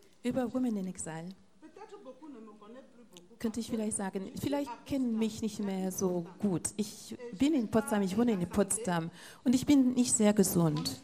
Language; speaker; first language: German; non-native, fluent; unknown